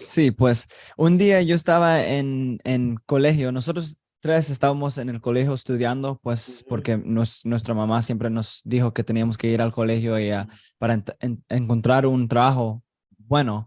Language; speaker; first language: Spanish; early bilingual, heritage; Spanish